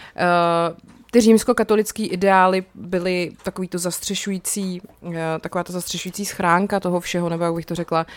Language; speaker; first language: Czech; native; Czech